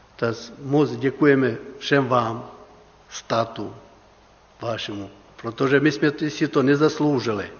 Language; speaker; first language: Czech; non-native, learner; Ukrainian